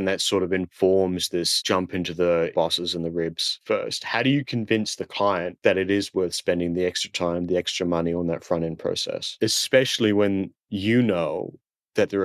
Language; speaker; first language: English; native; English